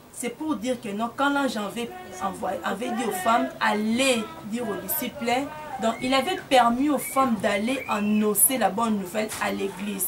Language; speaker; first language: French; non-native, local second language; Lingala